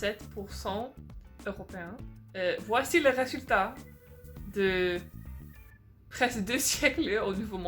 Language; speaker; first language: French; non-native, fluent; English